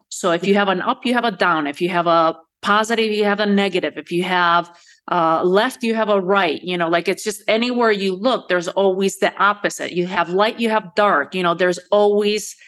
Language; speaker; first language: English; early bilingual, other home language; Spanish